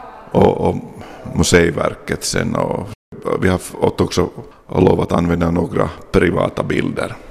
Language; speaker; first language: Swedish; non-native, local second language; Finnish